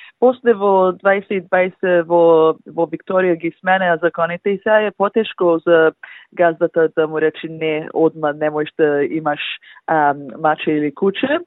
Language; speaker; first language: Macedonian; early bilingual, heritage; Macedonian